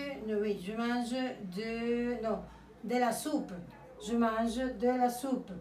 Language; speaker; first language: French; non-native, fluent; Spanish